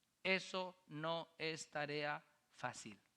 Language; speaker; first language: Spanish; native; Spanish